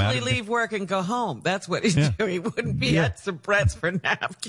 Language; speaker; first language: English; native; English